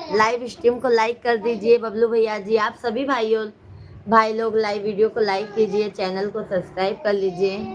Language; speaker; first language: Hindi; native; Hindi